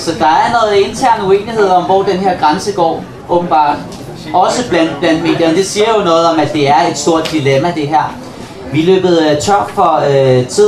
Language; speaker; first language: Danish; native; Danish